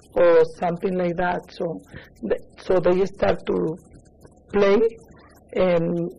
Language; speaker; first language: English; non-native, learner; Spanish